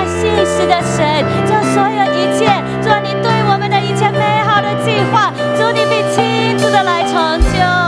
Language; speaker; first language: Chinese; native; Chinese